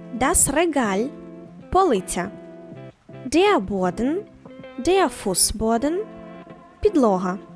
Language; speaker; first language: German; non-native, fluent; Ukrainian